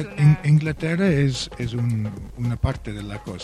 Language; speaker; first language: Spanish; non-native, fluent; Welsh